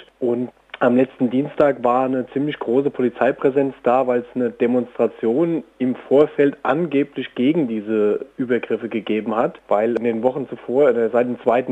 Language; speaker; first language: German; native; German